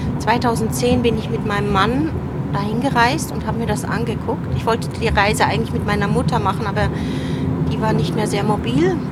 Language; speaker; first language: German; early bilingual, other home language; Turoyo